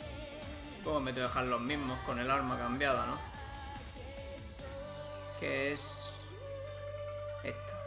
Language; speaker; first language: Spanish; native; Spanish